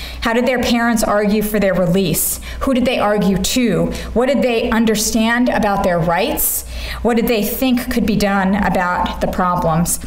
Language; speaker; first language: English; native; English